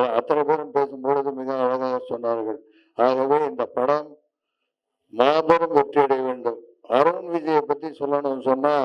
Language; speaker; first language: Tamil; native; Tamil